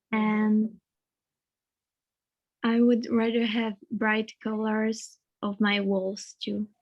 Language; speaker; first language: English; non-native, learner; Czech